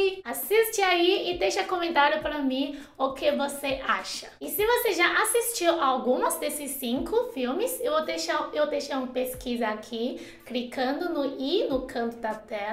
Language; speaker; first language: Portuguese; non-native, fluent; Chinese